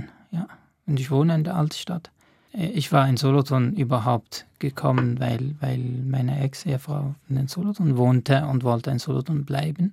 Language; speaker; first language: German; non-native, fluent; Arabic